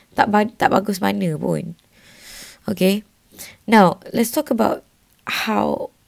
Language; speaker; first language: English; non-native, local second language; Malay